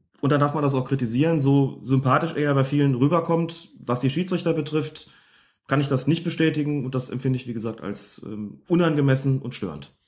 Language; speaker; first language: German; native; German